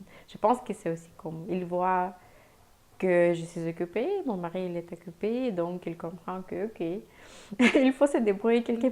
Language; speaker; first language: French; non-native, fluent; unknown